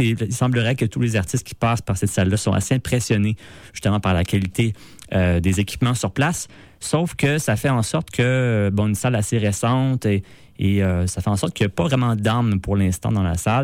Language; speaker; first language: French; native; French